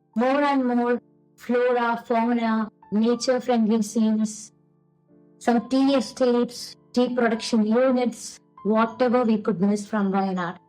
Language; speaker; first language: English; non-native, local second language; Malayalam